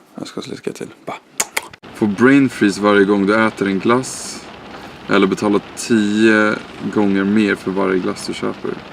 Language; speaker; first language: Swedish; native; Swedish